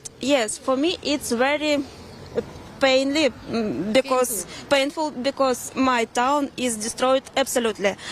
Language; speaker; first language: English; non-native, learner; Russian